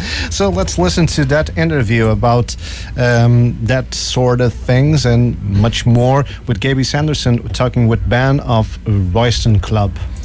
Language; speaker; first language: English; non-native, fluent; Portuguese